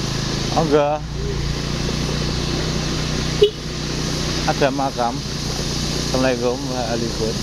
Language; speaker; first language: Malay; non-native, local second language; Javanese